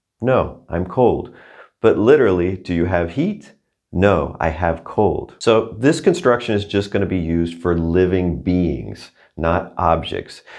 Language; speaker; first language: English; native; English